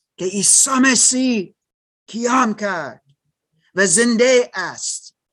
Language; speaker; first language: Persian; non-native, learner; German